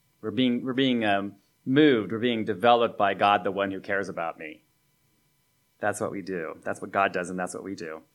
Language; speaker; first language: English; native; English